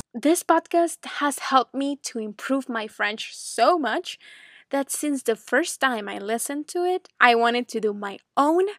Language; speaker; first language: English; non-native, fluent; Spanish